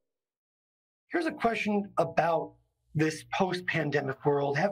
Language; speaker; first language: English; native; English